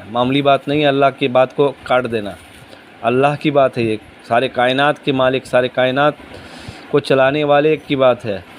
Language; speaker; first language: Urdu; native; Urdu